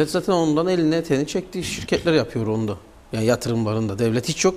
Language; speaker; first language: Turkish; native; Turkish